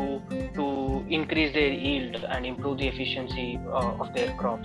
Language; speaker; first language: English; non-native, local second language; Tamil